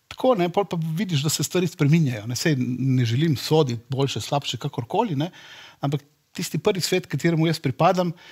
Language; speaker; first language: Slovenian; native; Slovenian